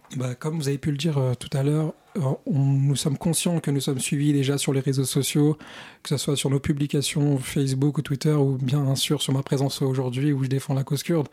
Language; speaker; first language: French; early bilingual, other home language; Kurdish